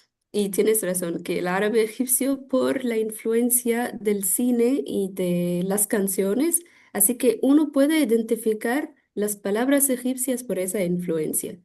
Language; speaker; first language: Spanish; non-native, fluent; Arabic